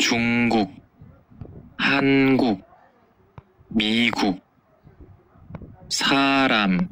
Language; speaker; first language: Korean; non-native, learner; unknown